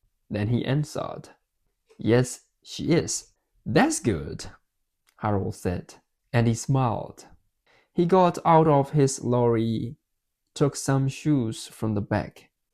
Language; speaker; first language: English; non-native, fluent; Burmese